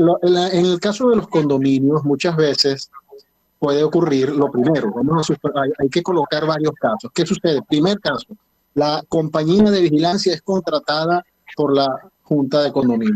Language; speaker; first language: Spanish; native; Spanish